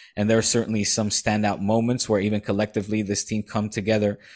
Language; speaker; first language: English; non-native, fluent; Dutch